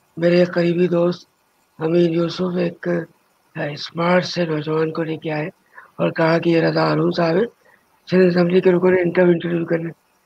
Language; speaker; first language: Urdu; native; Urdu